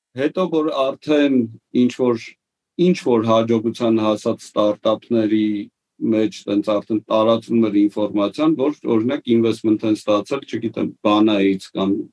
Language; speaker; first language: Armenian; native; Armenian